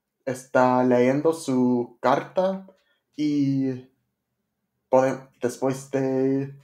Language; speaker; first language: Spanish; non-native, learner; English